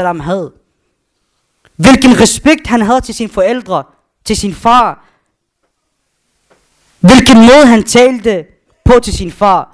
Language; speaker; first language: Danish; non-native, fluent; Arabic